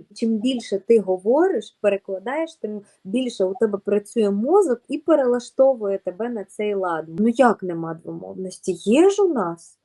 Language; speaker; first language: Ukrainian; non-native, local second language; Russian